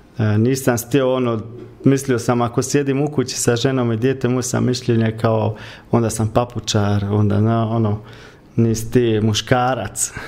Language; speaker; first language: Croatian; early bilingual, heritage; Croatian